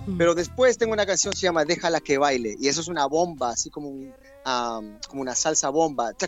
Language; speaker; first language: Spanish; early bilingual, heritage; English